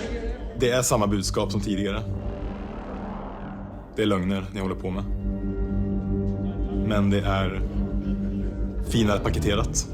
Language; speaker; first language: Swedish; native; Swedish